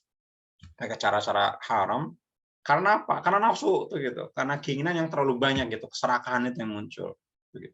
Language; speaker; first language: Indonesian; native; Indonesian